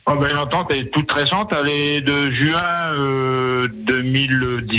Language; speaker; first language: French; native; French